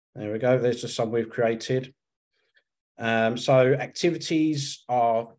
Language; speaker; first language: English; native; English